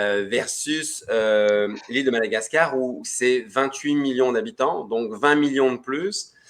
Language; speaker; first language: French; native; French